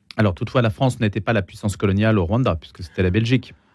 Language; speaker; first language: French; native; French